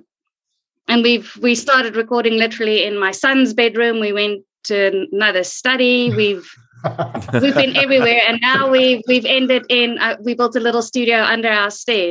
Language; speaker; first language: English; non-native, local second language; Afrikaans